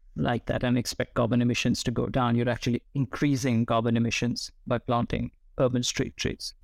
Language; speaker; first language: English; non-native, local second language; Hindi